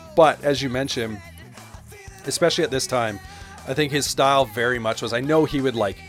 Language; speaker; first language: English; native; English